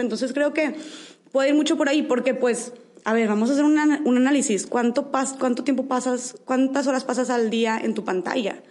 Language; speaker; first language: Spanish; native; Spanish